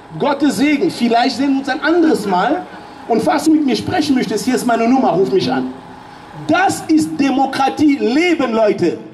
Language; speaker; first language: German; early bilingual, other home language; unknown